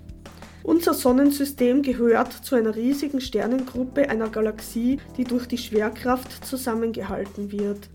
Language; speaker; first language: German; native; German